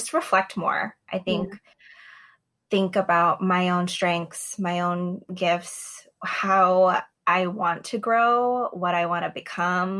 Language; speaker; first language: English; native; English